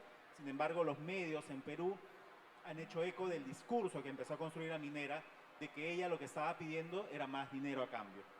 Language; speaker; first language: Spanish; native; Spanish